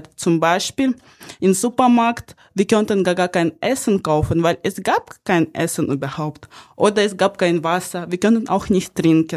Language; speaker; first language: German; non-native, fluent; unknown